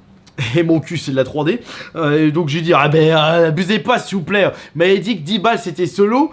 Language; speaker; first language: French; native; French